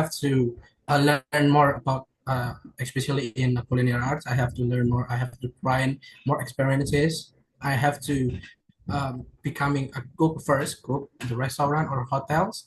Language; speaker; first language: English; non-native, learner; Indonesian